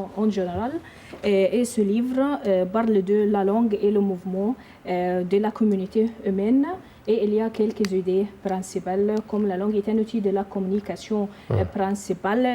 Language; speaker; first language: French; non-native, learner; Arabic